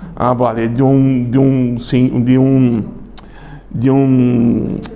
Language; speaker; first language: Spanish; non-native, learner; Portuguese